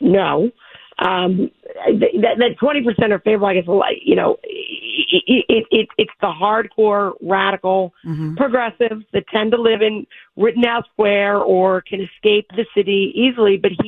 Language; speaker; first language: English; native; English